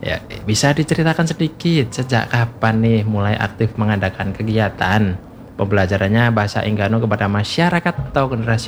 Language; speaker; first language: Indonesian; non-native, local second language; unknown